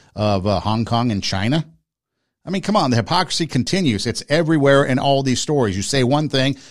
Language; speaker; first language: English; native; English